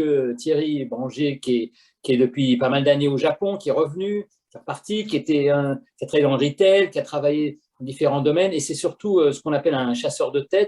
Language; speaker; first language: French; native; French